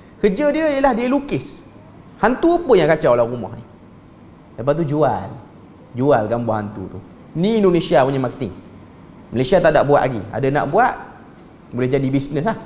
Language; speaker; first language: Malay; native; Malay